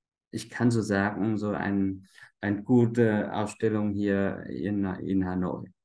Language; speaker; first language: German; non-native, fluent; Vietnamese